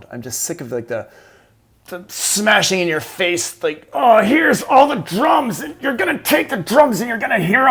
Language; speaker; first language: English; native; English